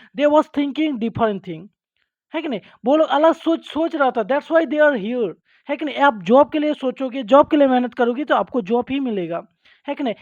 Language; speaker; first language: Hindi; non-native, local second language; Bangla